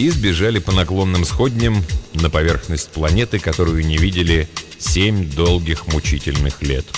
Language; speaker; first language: Russian; native; Russian